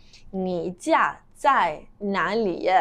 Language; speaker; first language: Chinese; non-native, fluent; Italian